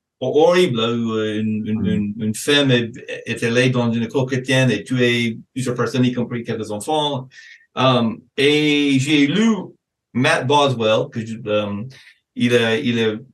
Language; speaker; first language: French; non-native, fluent; English